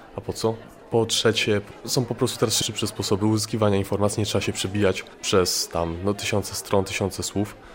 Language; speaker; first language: Polish; native; Polish